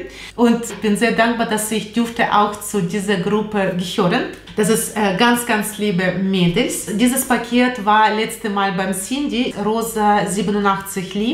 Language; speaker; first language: German; non-native, learner; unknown